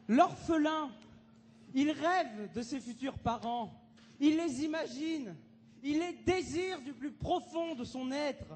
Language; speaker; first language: French; native; French